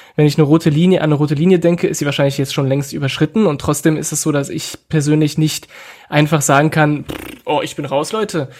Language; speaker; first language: German; non-native, fluent; French